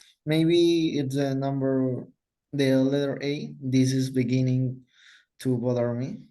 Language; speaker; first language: English; non-native, learner; Spanish